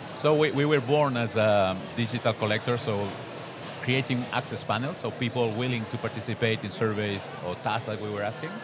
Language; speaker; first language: English; non-native, fluent; Spanish